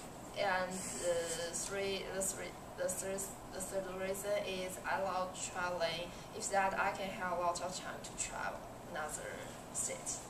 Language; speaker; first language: English; non-native, learner; Chinese